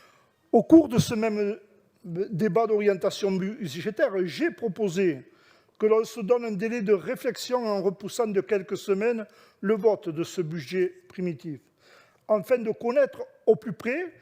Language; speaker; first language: French; native; French